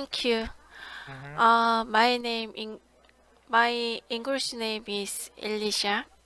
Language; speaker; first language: English; non-native, learner; Korean